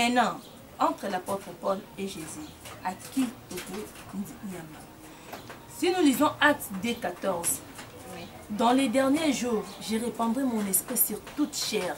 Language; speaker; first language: French; non-native, local second language; Lingala